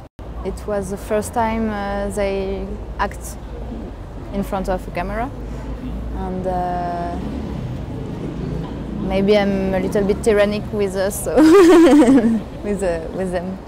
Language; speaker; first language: English; non-native, learner; French